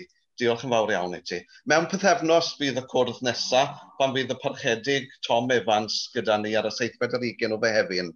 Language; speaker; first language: Welsh; native; Welsh